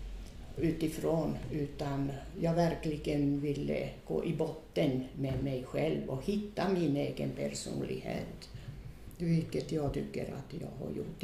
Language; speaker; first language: Swedish; non-native, fluent; Finnish